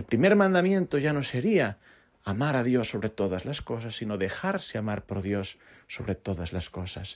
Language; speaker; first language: Spanish; native; Spanish